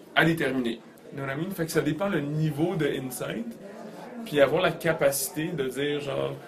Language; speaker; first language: French; native; French